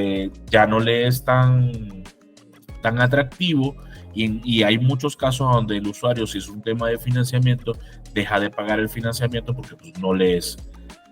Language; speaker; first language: Spanish; native; Spanish